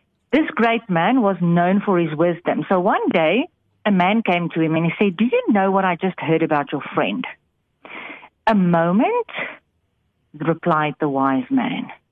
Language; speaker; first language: English; non-native, local second language; Afrikaans